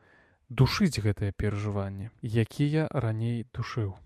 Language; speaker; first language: Belarusian; non-native, local second language; Russian